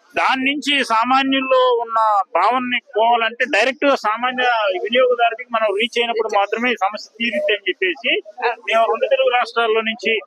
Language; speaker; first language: Telugu; native; Telugu